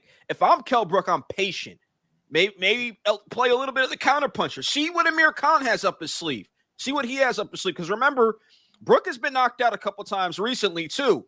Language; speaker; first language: English; native; English